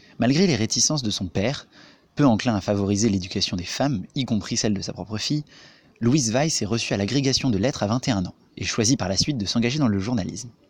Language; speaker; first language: French; native; French